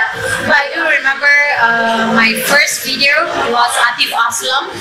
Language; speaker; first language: English; non-native, local second language; Malay